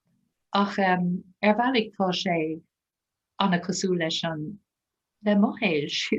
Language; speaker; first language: Irish; non-native, local second language; English